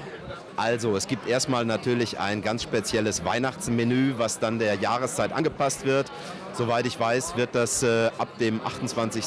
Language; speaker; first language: German; native; German